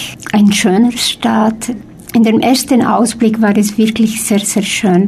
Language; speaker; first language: German; non-native, fluent; Spanish